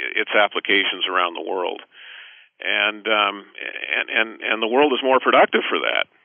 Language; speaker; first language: English; native; English